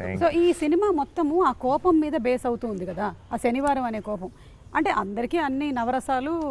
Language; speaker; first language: Telugu; native; Telugu